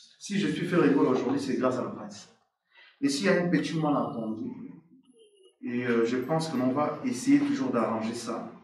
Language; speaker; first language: French; non-native, local second language; Lingala